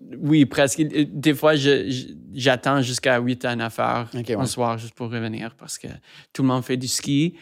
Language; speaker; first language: French; non-native, fluent; English